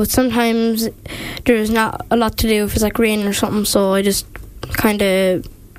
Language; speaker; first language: English; native; English